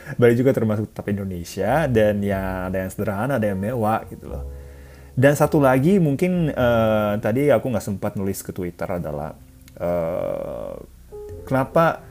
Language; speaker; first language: Indonesian; non-native, fluent; Japanese